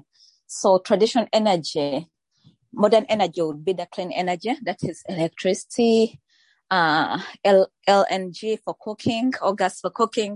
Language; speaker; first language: English; non-native, local second language; Ganda